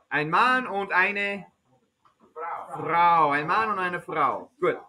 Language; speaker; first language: German; non-native, fluent; English